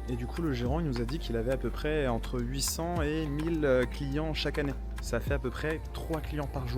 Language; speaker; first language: French; native; French